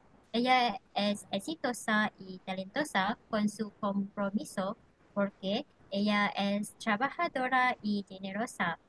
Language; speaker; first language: Spanish; non-native, learner; Malay